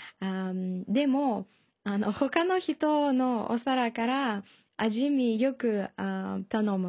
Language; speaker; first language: Japanese; non-native, learner; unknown